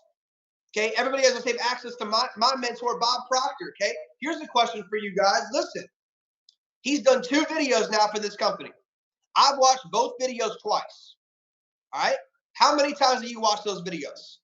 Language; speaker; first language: English; native; English